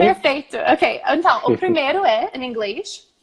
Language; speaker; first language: Portuguese; non-native, fluent; English